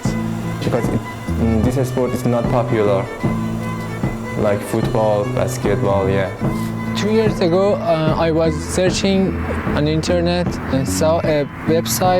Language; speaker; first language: English; non-native, learner; Persian